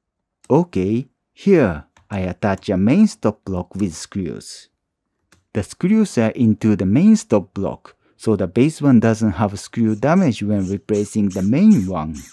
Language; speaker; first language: English; non-native, fluent; Japanese